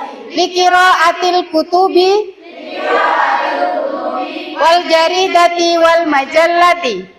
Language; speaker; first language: Arabic; non-native, fluent; Indonesian